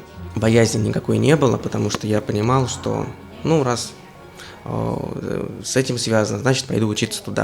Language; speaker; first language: Russian; native; Russian